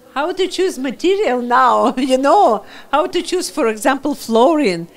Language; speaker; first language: English; non-native, learner; Russian